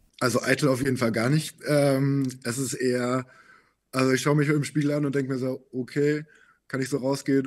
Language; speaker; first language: German; native; German